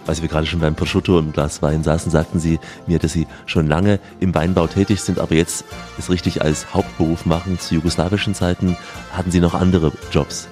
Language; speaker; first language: German; native; German